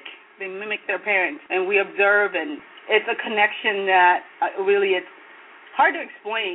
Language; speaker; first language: English; non-native, local second language; Kikuyu